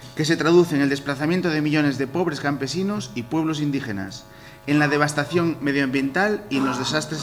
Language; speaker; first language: Spanish; non-native, local second language; Galician